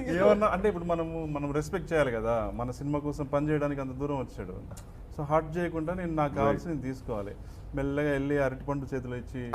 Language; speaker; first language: Telugu; native; Telugu